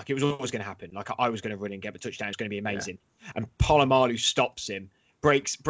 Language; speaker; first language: English; native; English